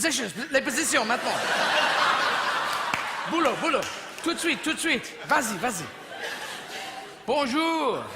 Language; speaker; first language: French; non-native, fluent; English